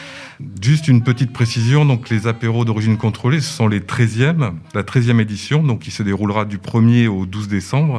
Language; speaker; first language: French; native; French